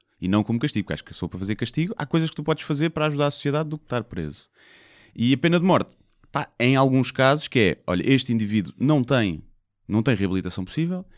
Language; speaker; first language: Portuguese; native; Portuguese